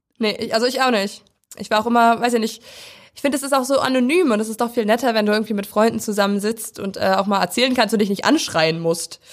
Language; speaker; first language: German; native; German